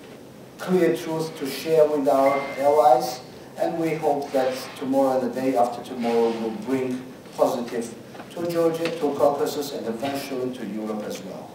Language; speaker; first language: English; non-native, fluent; Georgian